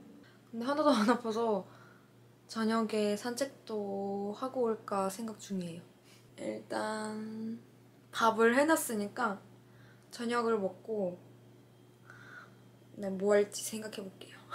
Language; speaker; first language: Korean; non-native, fluent; Russian